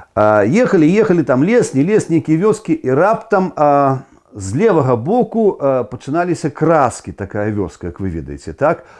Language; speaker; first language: Belarusian; native; Belarusian